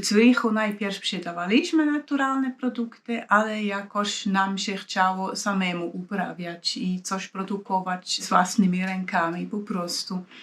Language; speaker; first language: Polish; non-native, fluent; Swiss German